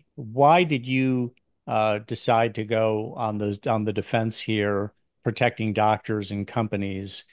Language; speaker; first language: English; native; English